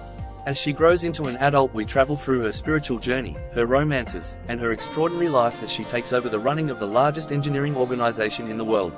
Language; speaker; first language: English; native; English